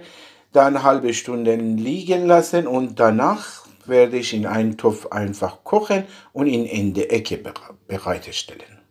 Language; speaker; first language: German; non-native, fluent; Persian